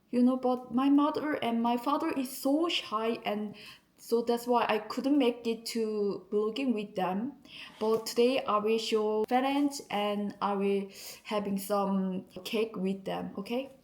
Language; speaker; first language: English; non-native, learner; Korean